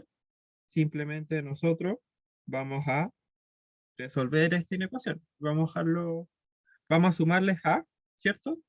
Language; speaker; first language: Spanish; native; Spanish